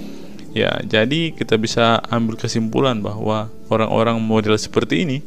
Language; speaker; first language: Indonesian; native; Indonesian